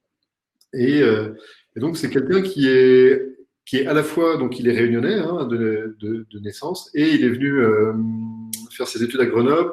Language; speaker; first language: French; native; French